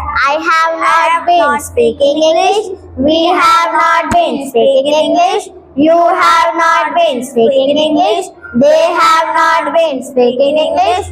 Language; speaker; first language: English; non-native, learner; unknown